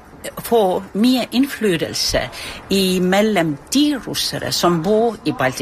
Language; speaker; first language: Danish; non-native, fluent; Estonian